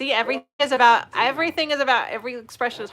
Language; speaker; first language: English; native; English